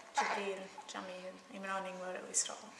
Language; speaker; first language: Swedish; non-native, fluent; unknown